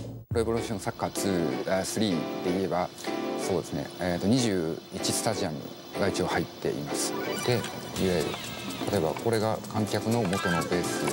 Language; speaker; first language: Japanese; native; Japanese